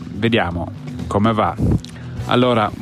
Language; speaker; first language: Italian; non-native, learner; German